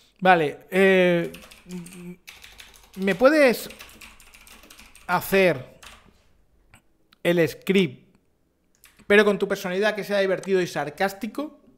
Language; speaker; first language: Spanish; native; Spanish